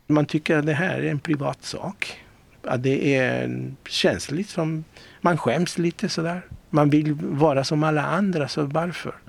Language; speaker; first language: Swedish; non-native, fluent; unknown